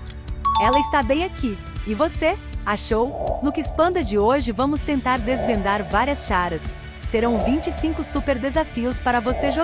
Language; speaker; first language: Portuguese; native; Portuguese